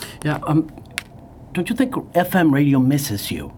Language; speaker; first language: English; non-native, fluent; Spanish